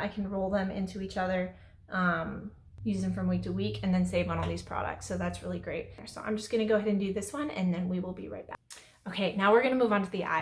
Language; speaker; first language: English; native; English